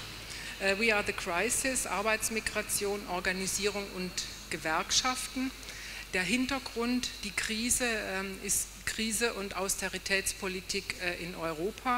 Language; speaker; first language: German; native; German